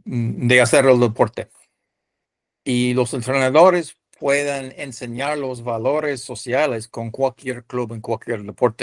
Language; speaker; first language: Spanish; non-native, fluent; English